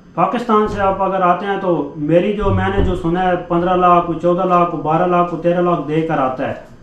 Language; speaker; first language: Hindi; non-native, local second language; Punjabi